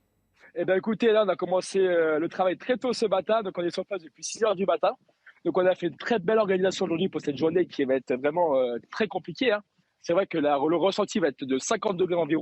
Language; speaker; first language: French; native; French